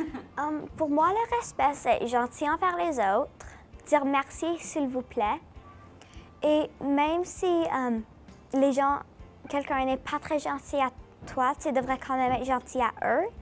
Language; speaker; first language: French; non-native, local second language; English